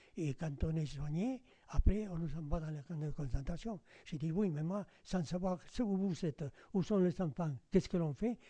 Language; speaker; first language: French; non-native, fluent; Spanish